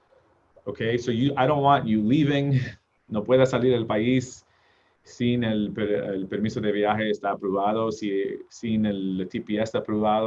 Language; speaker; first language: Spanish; non-native, learner; English